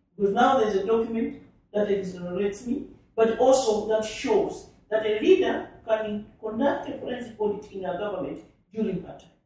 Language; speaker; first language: English; non-native, local second language; Nyanja